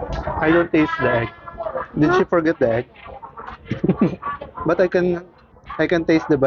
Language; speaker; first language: English; non-native, fluent; Thai